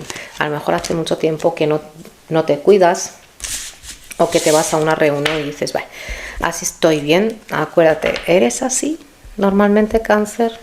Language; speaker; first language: Spanish; native; Spanish